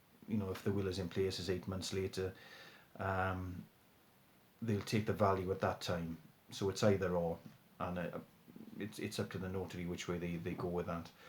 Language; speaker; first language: English; native; English